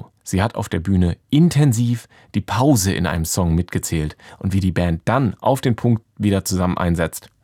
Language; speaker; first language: German; native; German